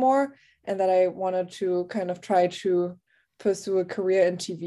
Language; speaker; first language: English; non-native, fluent; German